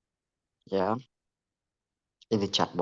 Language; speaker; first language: English; non-native, learner; Vietnamese